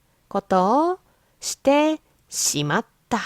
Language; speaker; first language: Japanese; non-native, fluent; Korean